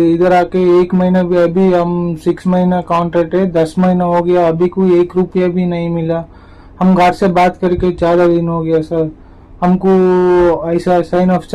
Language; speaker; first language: Hindi; non-native, local second language; Telugu